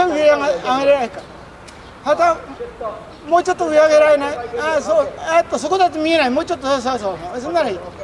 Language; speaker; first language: Japanese; native; Japanese